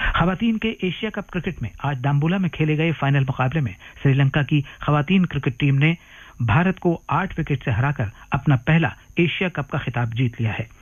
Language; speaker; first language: Urdu; native; Urdu